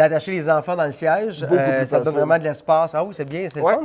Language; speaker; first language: French; native; French